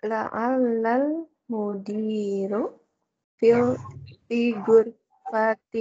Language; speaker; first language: Arabic; non-native, learner; Indonesian